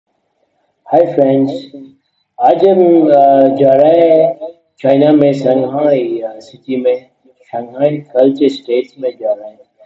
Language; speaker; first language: Hindi; non-native, learner; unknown